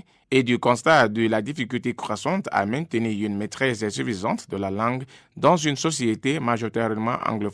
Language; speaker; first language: French; non-native, fluent; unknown